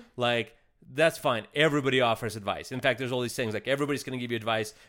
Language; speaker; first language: English; early bilingual, other home language; Russian